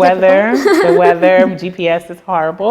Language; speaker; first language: English; native; English